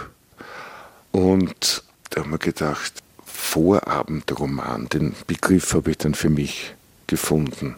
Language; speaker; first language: German; native; German